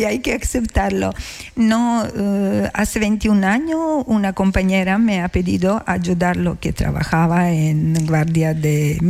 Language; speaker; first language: Spanish; non-native, learner; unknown